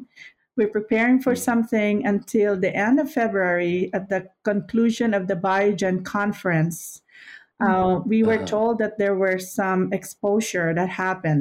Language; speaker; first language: English; non-native, local second language; Filipino